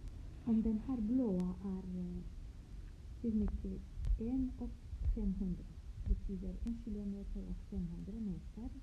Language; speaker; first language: Swedish; non-native, fluent; Kurdish